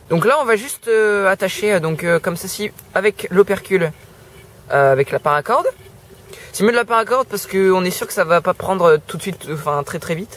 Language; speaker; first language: French; native; French